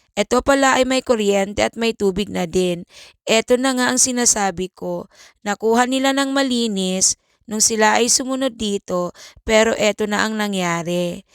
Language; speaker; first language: Filipino; native; Filipino